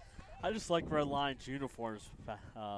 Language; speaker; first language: English; native; English